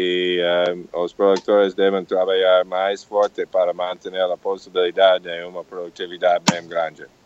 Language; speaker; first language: Portuguese; non-native, learner; English